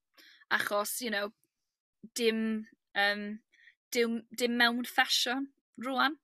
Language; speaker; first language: Welsh; non-native, learner; English